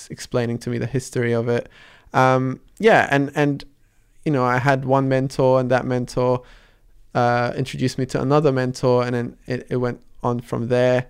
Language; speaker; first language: English; early bilingual, other home language; Arabic